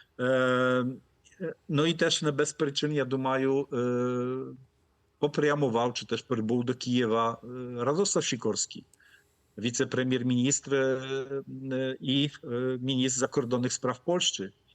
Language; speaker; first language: Polish; non-native, fluent; Ukrainian